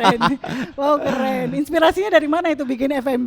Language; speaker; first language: Indonesian; native; Indonesian